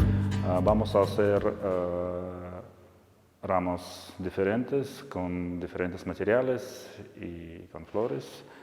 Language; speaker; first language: Spanish; non-native, learner; Russian